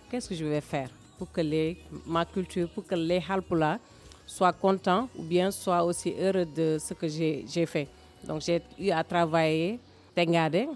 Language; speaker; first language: French; non-native, local second language; Fula